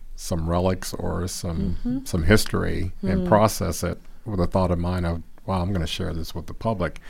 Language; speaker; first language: English; native; English